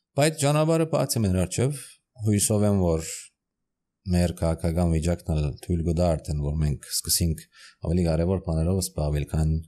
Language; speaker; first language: Armenian; early bilingual, heritage; Armenian